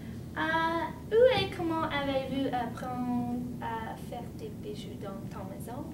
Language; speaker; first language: French; non-native, learner; English